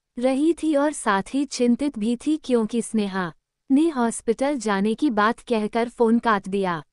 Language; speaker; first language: Hindi; native; Hindi